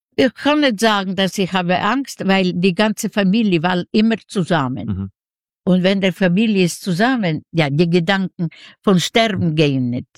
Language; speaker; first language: German; non-native, fluent; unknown